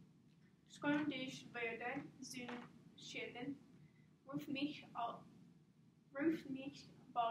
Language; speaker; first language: German; non-native, learner; English